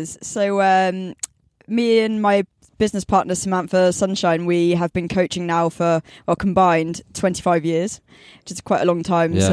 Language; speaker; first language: English; native; English